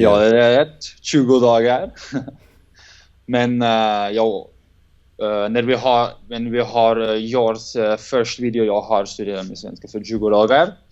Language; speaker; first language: Swedish; non-native, learner; German